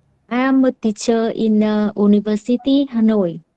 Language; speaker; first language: English; non-native, learner; Vietnamese